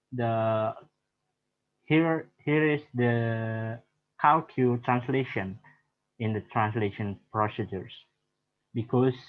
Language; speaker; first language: English; non-native, learner; Indonesian